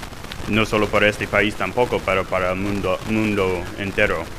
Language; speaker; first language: Spanish; non-native, fluent; English